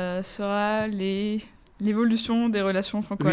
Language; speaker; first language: French; native; French